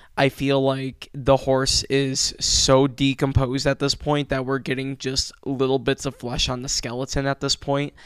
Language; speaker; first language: English; early bilingual, other home language; Spanish